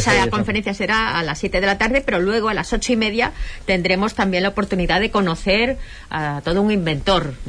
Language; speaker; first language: Spanish; native; Spanish